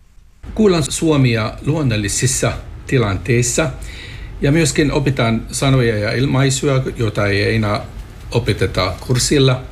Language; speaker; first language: Finnish; non-native, fluent; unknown